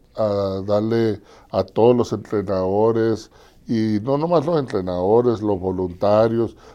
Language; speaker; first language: Spanish; native; Spanish